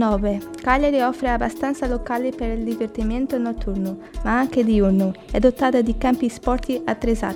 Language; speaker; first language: Italian; non-native, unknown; Portuguese